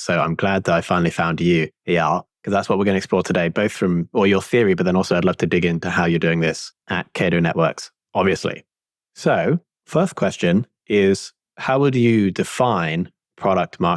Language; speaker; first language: English; native; English